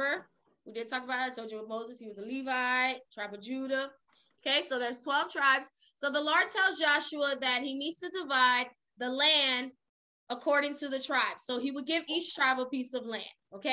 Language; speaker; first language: English; native; English